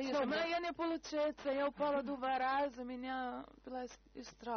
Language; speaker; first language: Russian; non-native, learner; Portuguese